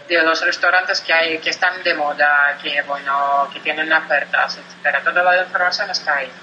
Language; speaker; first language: Spanish; non-native, fluent; Russian